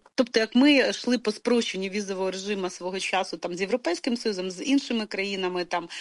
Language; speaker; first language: Ukrainian; native; Ukrainian